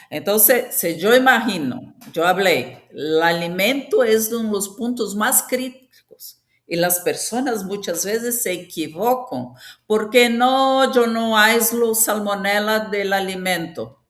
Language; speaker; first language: Spanish; non-native, fluent; Portuguese